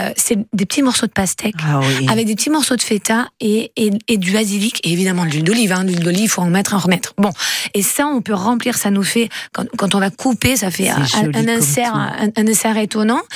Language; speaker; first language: French; native; French